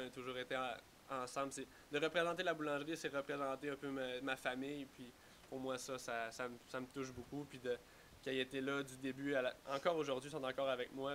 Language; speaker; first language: French; native; French